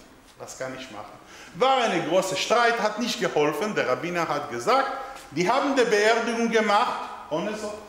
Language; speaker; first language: German; non-native, learner; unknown